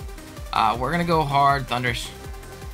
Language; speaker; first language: English; native; English